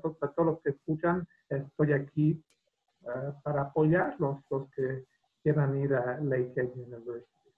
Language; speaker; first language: Spanish; non-native, fluent; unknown